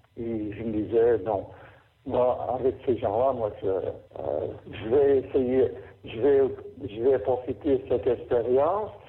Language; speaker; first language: French; non-native, fluent; Portuguese